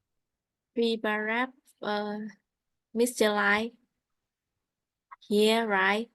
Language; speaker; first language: English; non-native, learner; Vietnamese